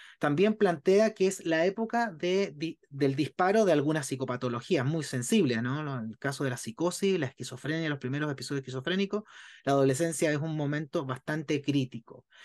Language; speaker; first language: Spanish; native; Spanish